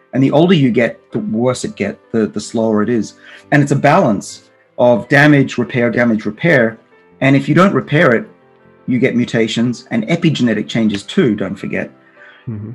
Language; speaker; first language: English; native; English